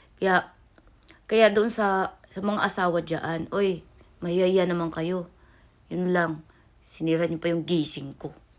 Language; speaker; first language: Filipino; non-native, local second language; Cebuano